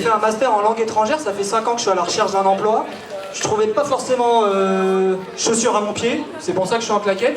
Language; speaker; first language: French; native; French